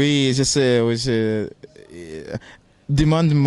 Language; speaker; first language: French; non-native, fluent; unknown